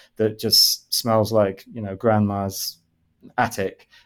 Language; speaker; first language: English; native; English